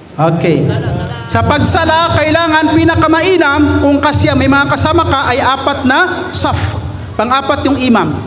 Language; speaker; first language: Filipino; non-native, local second language; Maguindanaon